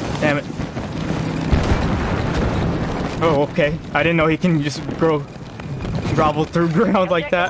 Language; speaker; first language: English; native; English